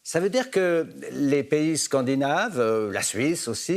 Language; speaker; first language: French; native; French